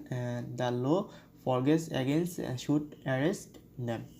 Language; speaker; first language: English; non-native, local second language; Bangla